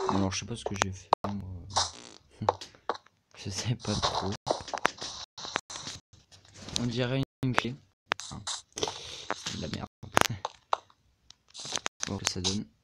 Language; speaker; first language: French; native; French